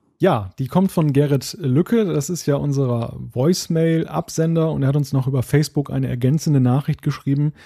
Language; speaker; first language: German; native; German